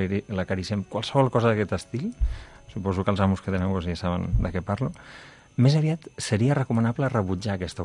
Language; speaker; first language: Catalan; native; Catalan